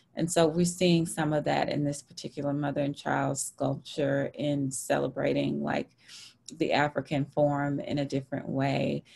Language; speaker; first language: English; native; English